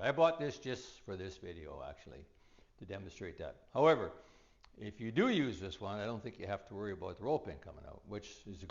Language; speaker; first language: English; native; English